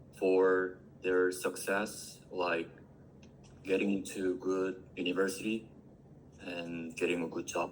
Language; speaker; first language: English; non-native, learner; Korean